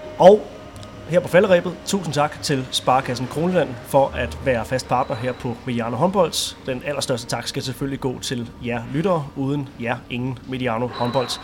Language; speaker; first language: Danish; native; Danish